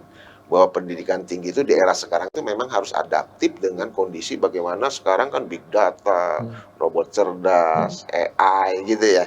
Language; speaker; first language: Indonesian; native; Indonesian